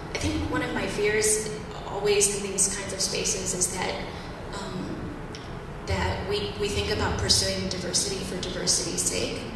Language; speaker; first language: English; native; English